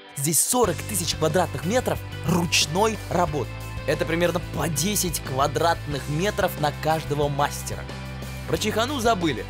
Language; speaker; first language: Russian; native; Russian